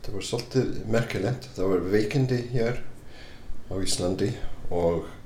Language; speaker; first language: Icelandic; non-native, fluent; English